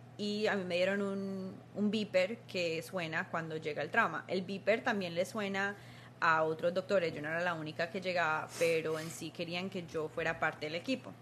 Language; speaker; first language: Spanish; early bilingual, heritage; Spanish